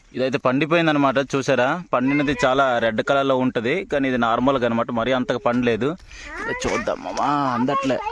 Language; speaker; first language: Telugu; non-native, local second language; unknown